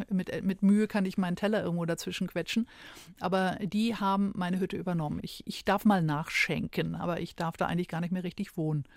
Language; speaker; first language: German; native; German